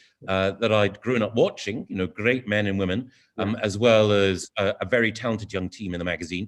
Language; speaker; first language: English; native; English